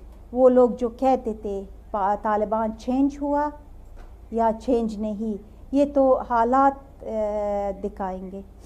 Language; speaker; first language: Hindi; non-native, learner; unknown